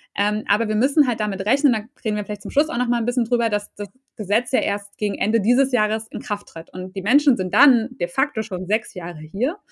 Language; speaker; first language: German; native; German